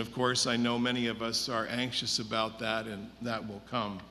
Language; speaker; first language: English; native; English